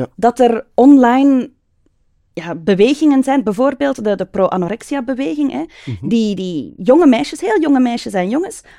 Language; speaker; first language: Dutch; native; Dutch